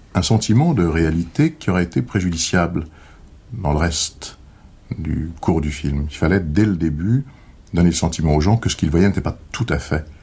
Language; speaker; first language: French; native; French